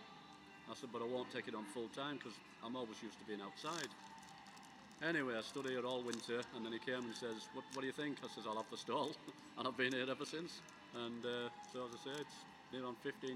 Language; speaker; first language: English; native; English